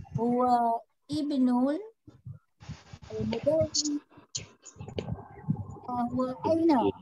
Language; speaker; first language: Arabic; non-native, learner; Malay